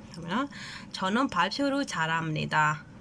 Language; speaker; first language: Korean; non-native, fluent; Burmese